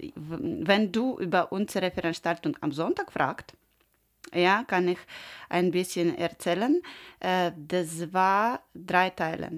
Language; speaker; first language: German; non-native, learner; Ukrainian